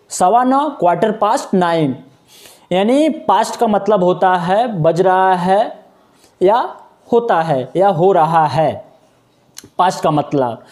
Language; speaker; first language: Hindi; native; Hindi